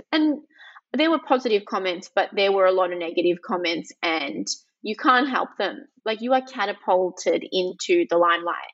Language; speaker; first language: English; early bilingual, other home language; Greek